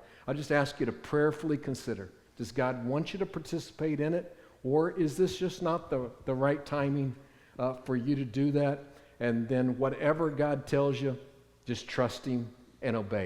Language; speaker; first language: English; native; English